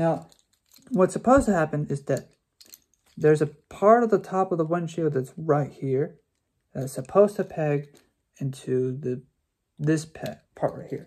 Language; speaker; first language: English; native; English